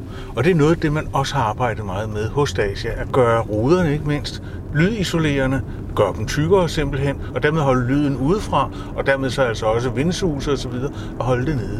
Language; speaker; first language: Danish; native; Danish